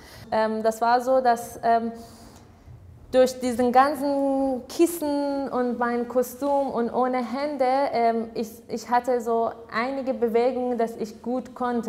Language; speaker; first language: German; non-native, fluent; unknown